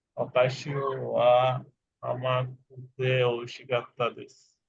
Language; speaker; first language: Japanese; non-native, fluent; Bangla